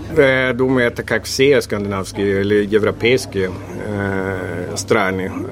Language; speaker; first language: Russian; non-native, fluent; Swedish